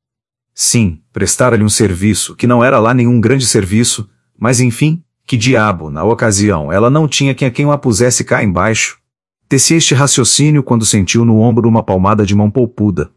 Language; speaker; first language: Portuguese; native; Portuguese